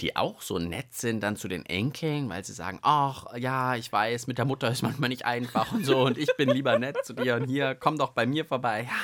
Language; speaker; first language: German; native; German